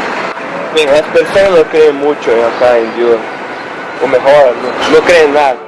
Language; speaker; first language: Spanish; non-native, learner; Portuguese